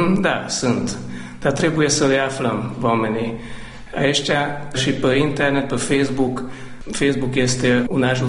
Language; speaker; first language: Romanian; non-native, local second language; Hungarian